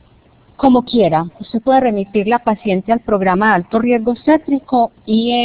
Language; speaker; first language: Spanish; native; Spanish